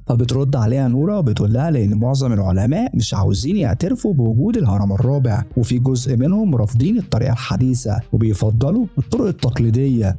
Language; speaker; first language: Arabic; native; Arabic